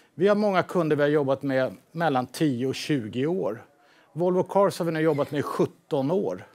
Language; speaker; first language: Swedish; native; Swedish